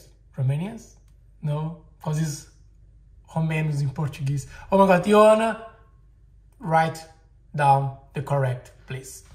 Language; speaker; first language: English; non-native, learner; Portuguese